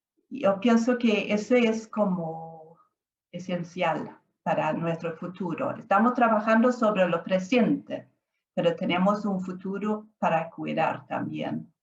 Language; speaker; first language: Spanish; non-native, fluent; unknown